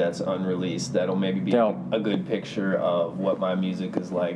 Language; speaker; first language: English; native; English